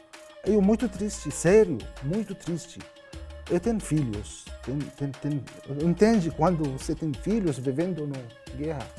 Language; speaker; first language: Portuguese; non-native, learner; Arabic